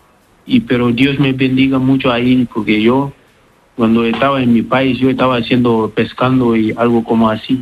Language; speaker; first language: Spanish; non-native, learner; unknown